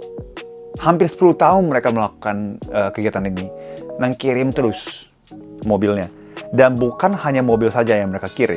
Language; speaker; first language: Indonesian; non-native, fluent; Japanese